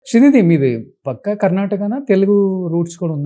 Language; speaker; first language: Telugu; native; Telugu